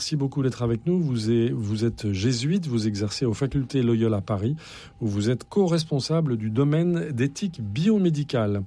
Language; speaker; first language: French; native; French